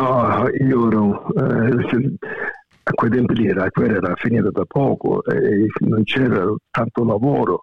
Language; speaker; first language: Italian; native; Italian